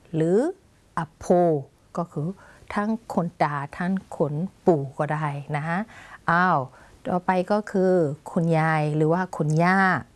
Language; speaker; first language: Thai; non-native, fluent; Burmese